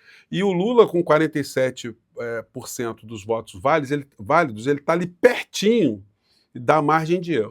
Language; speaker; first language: Portuguese; native; Portuguese